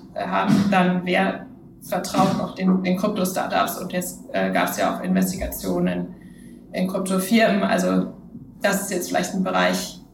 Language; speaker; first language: German; native; German